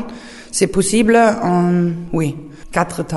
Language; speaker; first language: French; non-native, learner; German